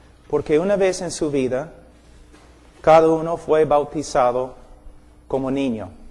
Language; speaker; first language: Spanish; non-native, fluent; English